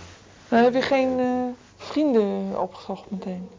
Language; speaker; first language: Dutch; native; Dutch